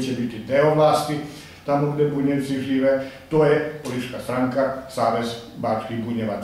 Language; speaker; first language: Serbian; native; Serbian